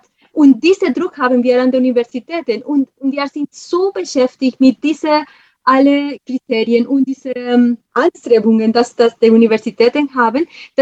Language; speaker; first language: German; non-native, fluent; Spanish